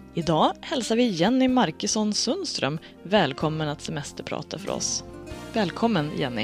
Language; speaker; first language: Swedish; native; Swedish